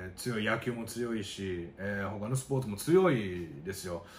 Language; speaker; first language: Japanese; native; Japanese